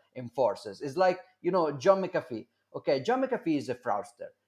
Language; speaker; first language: English; non-native, fluent; Italian